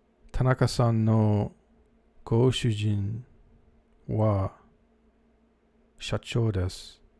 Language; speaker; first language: Japanese; non-native, learner; English